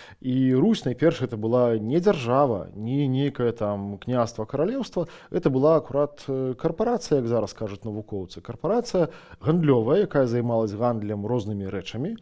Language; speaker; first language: Belarusian; non-native, local second language; Russian